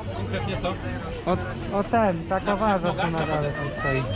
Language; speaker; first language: Polish; native; Polish